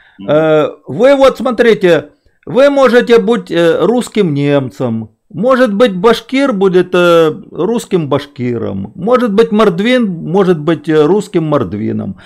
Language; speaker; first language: Russian; native; Russian